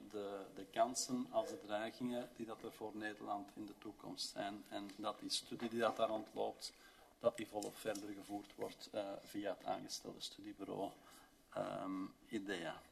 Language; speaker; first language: Dutch; native; Dutch